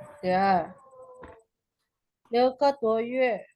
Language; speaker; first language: Chinese; non-native, fluent; Indonesian